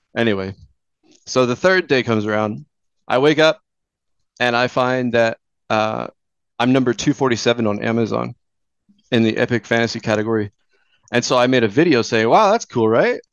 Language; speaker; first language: English; native; English